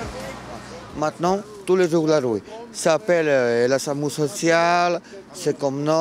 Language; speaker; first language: French; non-native, learner; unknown